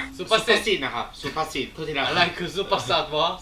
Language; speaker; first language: Thai; non-native, learner; Korean